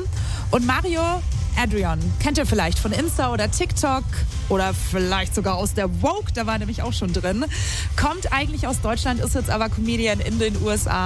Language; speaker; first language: German; native; German